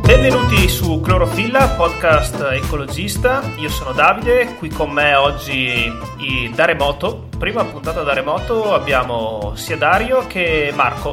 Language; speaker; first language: Italian; native; Italian